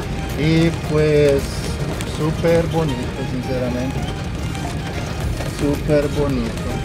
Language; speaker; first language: Spanish; native; Spanish